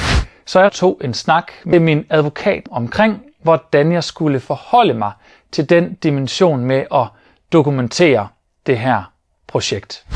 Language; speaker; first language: Danish; native; Danish